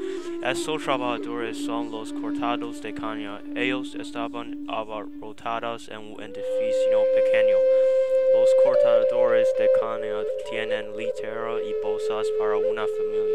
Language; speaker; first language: Spanish; non-native, learner; English